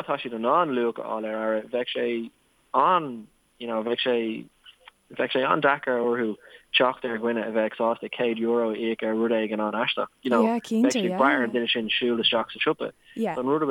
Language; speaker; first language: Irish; non-native, local second language; English